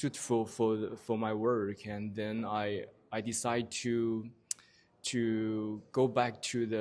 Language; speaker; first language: English; non-native, learner; Chinese